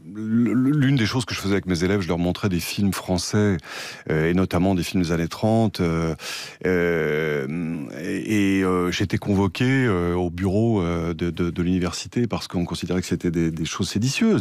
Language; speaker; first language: French; native; French